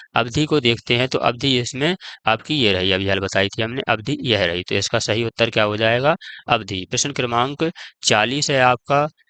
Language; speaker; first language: Hindi; native; Hindi